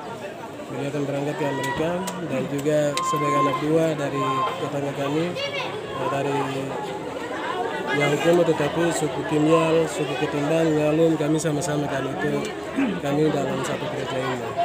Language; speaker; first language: Indonesian; non-native, local second language; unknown